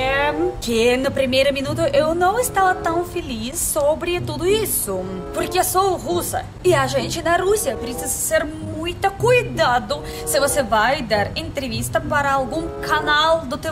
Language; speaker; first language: Portuguese; non-native, fluent; Russian